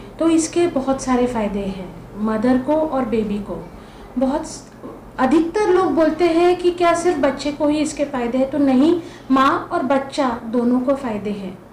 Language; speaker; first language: Hindi; non-native, local second language; Marathi